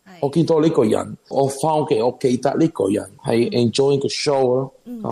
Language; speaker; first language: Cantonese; non-native, learner; Spanish